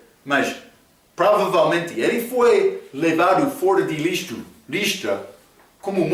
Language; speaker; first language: Portuguese; non-native, fluent; English